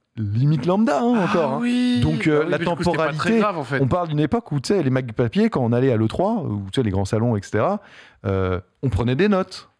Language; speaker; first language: French; native; French